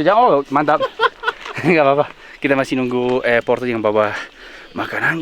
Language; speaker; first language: Indonesian; non-native, learner; English